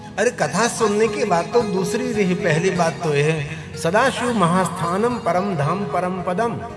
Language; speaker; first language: Hindi; non-native, local second language; Gujarati